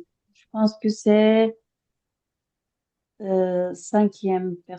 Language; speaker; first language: French; non-native, learner; Azerbaijani